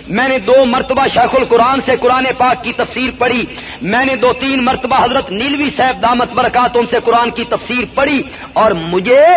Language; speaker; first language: Urdu; non-native, local second language; Punjabi